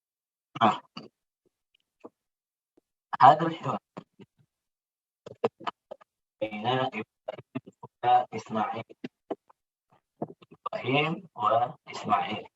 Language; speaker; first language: Arabic; non-native, fluent; Indonesian